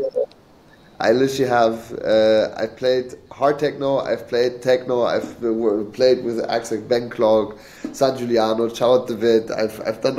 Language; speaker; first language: English; native; English